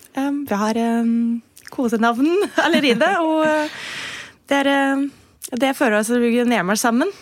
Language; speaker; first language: Norwegian; non-native, fluent; German